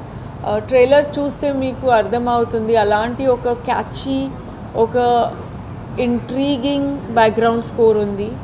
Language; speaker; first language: Telugu; non-native, fluent; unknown